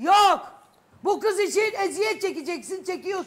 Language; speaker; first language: Turkish; native; Turkish